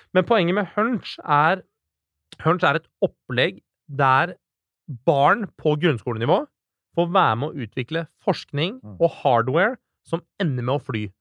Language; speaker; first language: Norwegian; native; Norwegian